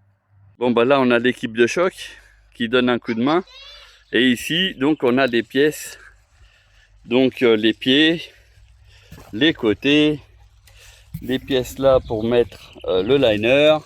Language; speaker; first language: French; native; French